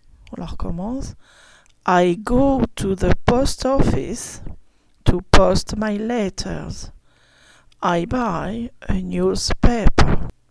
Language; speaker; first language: English; non-native, fluent; French